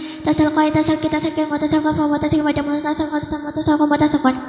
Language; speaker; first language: Arabic; non-native, learner; Javanese